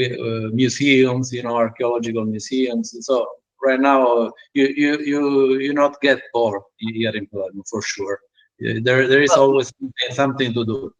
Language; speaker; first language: English; non-native, learner; Italian